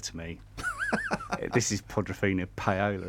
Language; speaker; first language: English; native; English